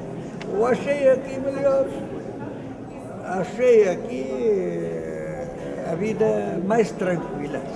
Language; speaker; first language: Portuguese; non-native, learner; Arabic